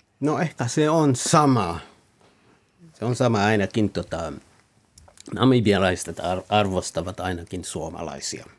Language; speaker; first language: Finnish; non-native, fluent; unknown